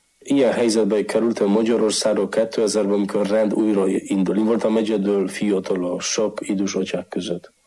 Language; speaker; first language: Hungarian; non-native, fluent; Polish